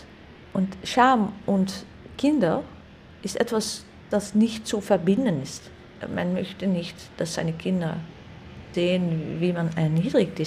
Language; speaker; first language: German; non-native, fluent; Dutch